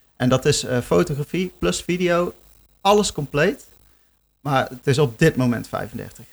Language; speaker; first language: Dutch; native; Dutch